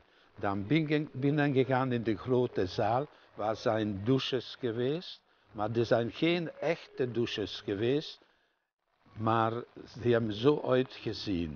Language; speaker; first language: Dutch; non-native, fluent; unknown